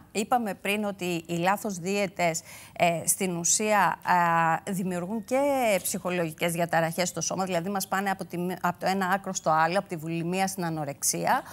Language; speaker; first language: Greek; native; Greek